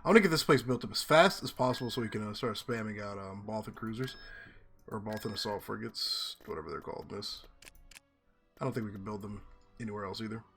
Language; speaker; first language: English; native; English